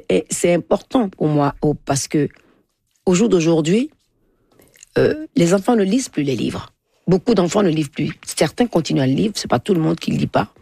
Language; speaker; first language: French; non-native, local second language; Fon